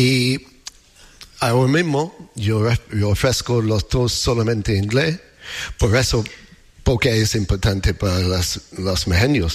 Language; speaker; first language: Spanish; non-native, learner; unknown